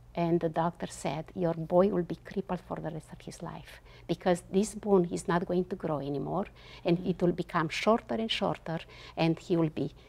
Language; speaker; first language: English; non-native, fluent; Romanian